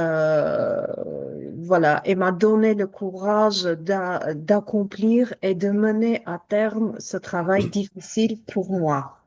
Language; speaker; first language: French; non-native, fluent; Armenian